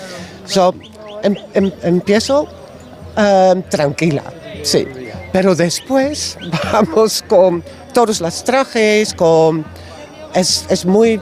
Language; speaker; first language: Spanish; non-native, learner; Dutch